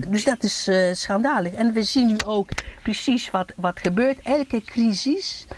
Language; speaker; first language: Dutch; non-native, fluent; Polish